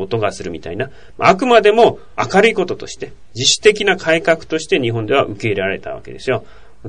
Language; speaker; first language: Japanese; native; Japanese